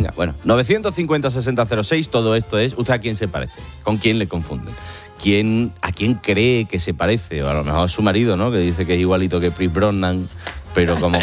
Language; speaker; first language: Spanish; native; Spanish